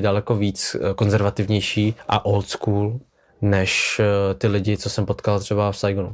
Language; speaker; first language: Czech; early bilingual, other home language; Vietnamese